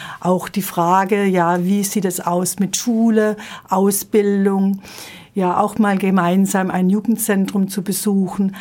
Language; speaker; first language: German; native; German